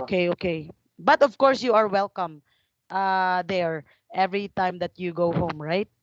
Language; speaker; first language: English; non-native, fluent; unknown